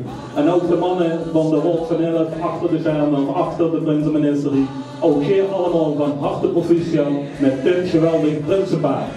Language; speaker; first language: Dutch; native; Dutch